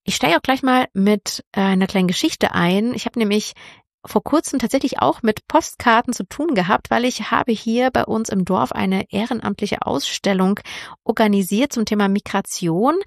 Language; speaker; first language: German; native; German